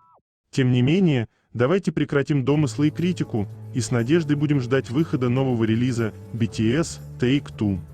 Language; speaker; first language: Russian; native; Russian